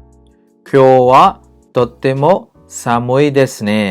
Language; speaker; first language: Japanese; non-native, fluent; Khmer